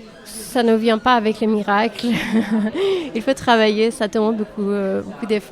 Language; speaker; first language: French; non-native, fluent; Persian